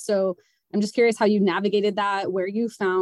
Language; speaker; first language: English; native; English